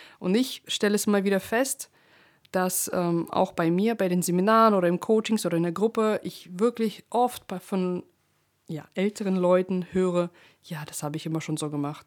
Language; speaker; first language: German; early bilingual, other home language; Russian